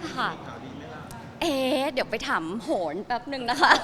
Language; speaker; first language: Thai; native; Thai